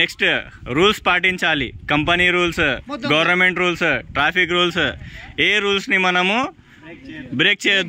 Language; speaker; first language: Telugu; native; Telugu